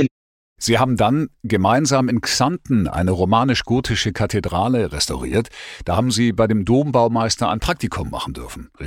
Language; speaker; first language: German; native; German